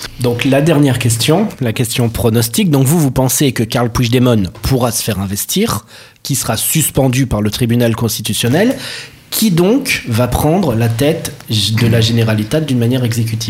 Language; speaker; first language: French; native; French